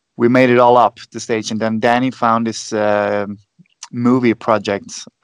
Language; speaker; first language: English; non-native, fluent; Swedish